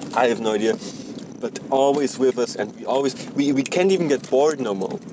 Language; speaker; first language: English; non-native, fluent; German